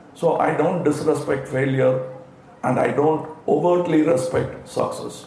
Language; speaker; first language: English; non-native, local second language; Tamil